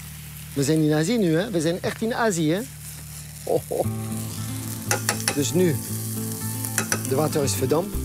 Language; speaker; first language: Dutch; non-native, fluent; French